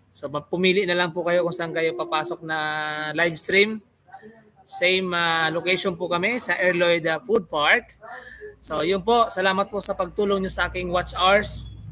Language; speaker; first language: Filipino; non-native, local second language; Bikol